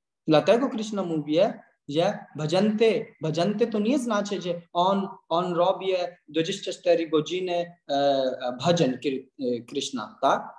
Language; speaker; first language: Polish; non-native, learner; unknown